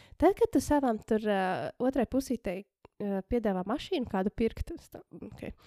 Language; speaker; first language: Latvian; native; Latvian